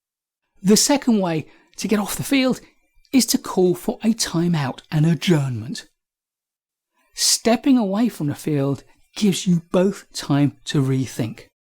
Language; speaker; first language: English; native; English